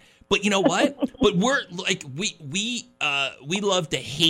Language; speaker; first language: English; native; English